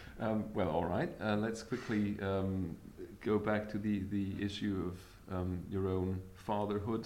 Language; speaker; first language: English; non-native, fluent; German